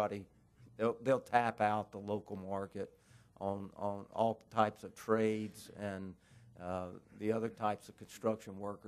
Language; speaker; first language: English; native; English